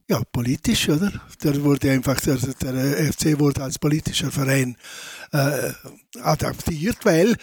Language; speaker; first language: German; native; German